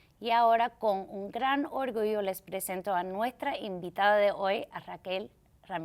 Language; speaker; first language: Spanish; early bilingual, heritage; Spanish